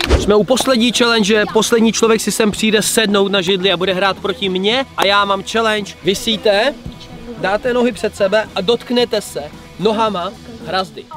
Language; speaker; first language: Czech; early bilingual, other home language; Ukrainian